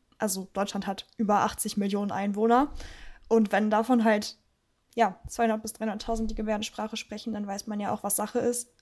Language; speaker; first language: German; early bilingual, other home language; Russian